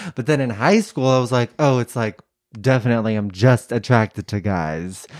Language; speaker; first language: English; native; English